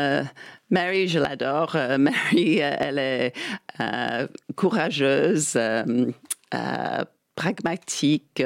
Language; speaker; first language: French; non-native, fluent; English